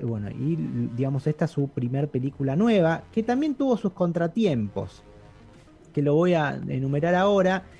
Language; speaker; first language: Spanish; native; Spanish